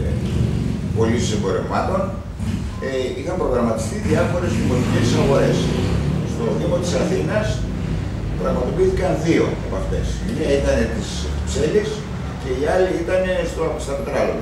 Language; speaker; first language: Greek; native; Greek